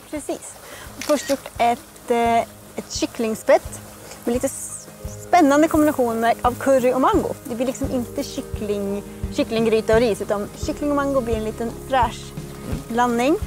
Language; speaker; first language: Swedish; native; Swedish